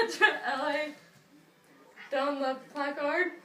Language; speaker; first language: French; non-native, learner; English